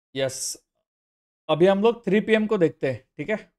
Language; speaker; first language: Hindi; non-native, local second language; Marathi